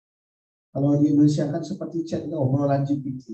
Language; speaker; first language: Indonesian; native; Indonesian